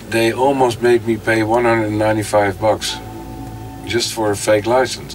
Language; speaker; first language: English; non-native, fluent; Dutch